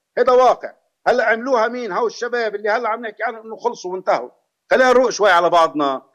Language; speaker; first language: Arabic; native; Arabic